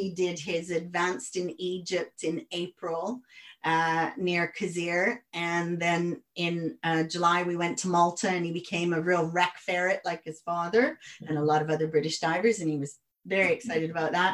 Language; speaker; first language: English; native; English